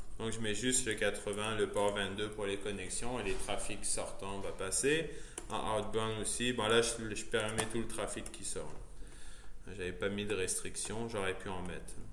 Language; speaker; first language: French; native; French